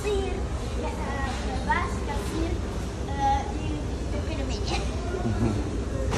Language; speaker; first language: Russian; early bilingual, heritage; Russian